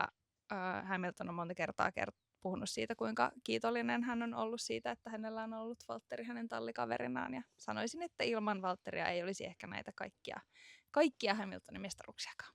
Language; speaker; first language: Finnish; native; Finnish